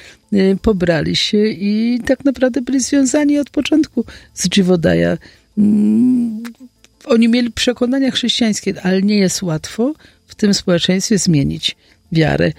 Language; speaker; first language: Polish; native; Polish